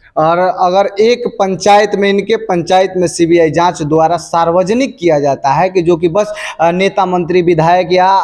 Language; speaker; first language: Hindi; native; Hindi